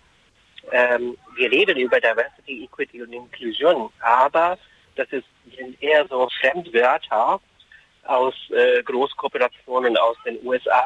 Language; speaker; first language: German; non-native, fluent; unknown